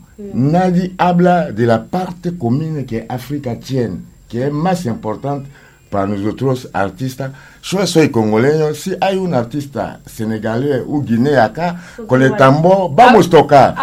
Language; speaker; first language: Spanish; non-native, learner; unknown